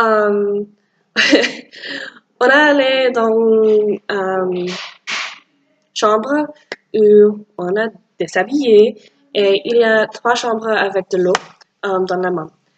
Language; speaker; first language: French; non-native, learner; English